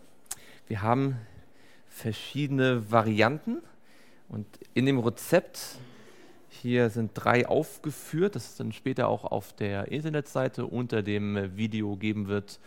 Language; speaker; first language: German; native; German